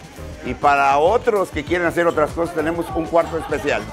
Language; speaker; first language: Spanish; native; Spanish